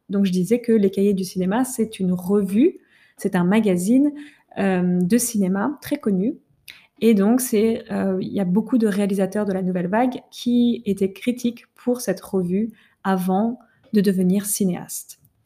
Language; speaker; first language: French; native; French